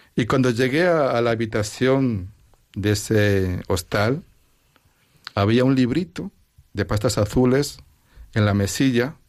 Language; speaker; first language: Spanish; native; Spanish